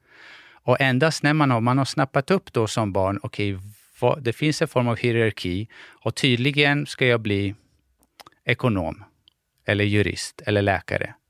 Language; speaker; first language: Swedish; early bilingual, other home language; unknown